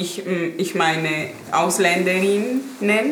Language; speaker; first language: German; non-native, learner; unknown